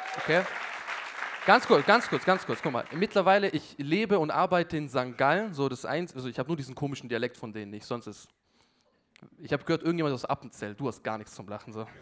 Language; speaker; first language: German; early bilingual, other home language; Albanian